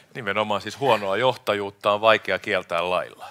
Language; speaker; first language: Finnish; native; Finnish